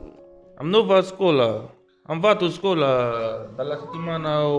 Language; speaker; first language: Italian; non-native, learner; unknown